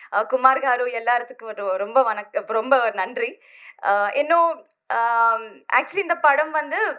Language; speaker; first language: Tamil; non-native, learner; Telugu